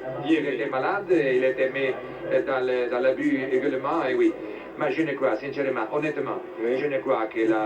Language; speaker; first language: French; non-native, fluent; Italian